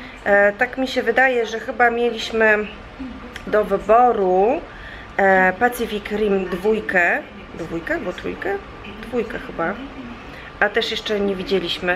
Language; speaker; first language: Polish; native; Polish